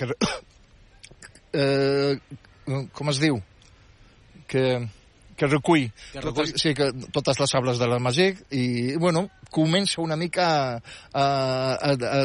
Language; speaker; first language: Catalan; non-native, fluent; Berber languages